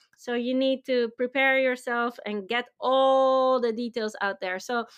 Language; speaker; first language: English; non-native, fluent; Dutch